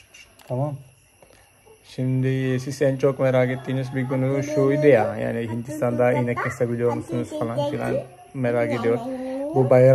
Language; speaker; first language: Turkish; non-native, fluent; Malayalam